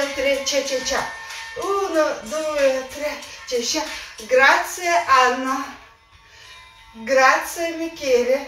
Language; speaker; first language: Italian; non-native, learner; Russian